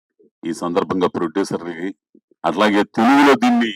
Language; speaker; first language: Telugu; native; Telugu